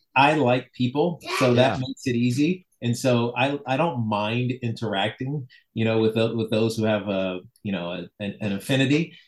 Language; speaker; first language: English; native; English